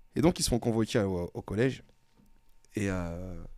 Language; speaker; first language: French; native; French